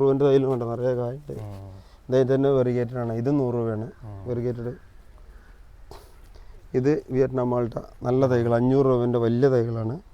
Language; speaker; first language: Malayalam; native; Malayalam